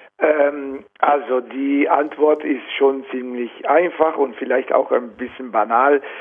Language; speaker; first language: German; non-native, fluent; Italian